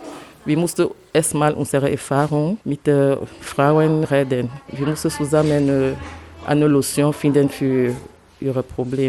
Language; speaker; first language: German; non-native, learner; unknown